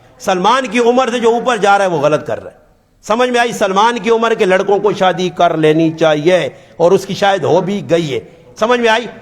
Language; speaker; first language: Urdu; non-native, local second language; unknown